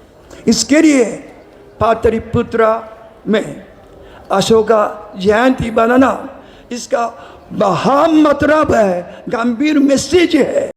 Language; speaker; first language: Hindi; non-native, learner; Japanese